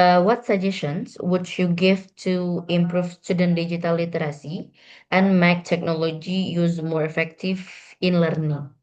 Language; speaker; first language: English; non-native, learner; Indonesian